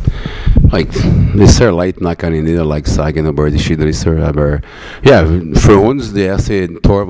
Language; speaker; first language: German; non-native, learner; French